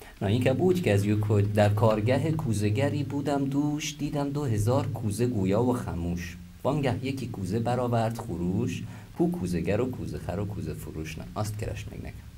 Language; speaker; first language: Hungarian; non-native, fluent; Persian